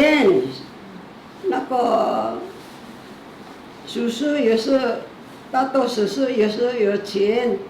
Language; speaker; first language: Chinese; non-native, local second language; Amis